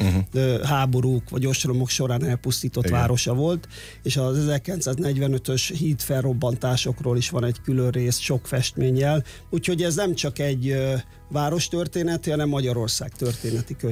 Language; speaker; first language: Hungarian; native; Hungarian